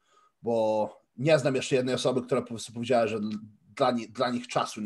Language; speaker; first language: Polish; early bilingual, heritage; Polish